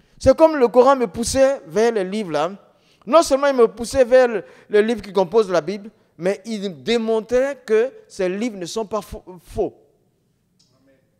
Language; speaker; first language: French; non-native, local second language; Dyula